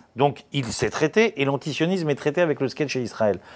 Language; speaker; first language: French; native; French